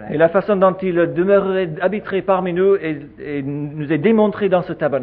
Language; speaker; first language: French; native; French